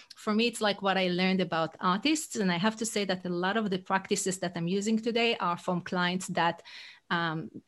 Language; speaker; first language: English; non-native, fluent; Hebrew